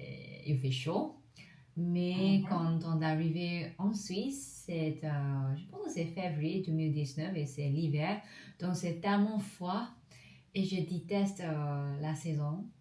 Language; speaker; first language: French; non-native, learner; English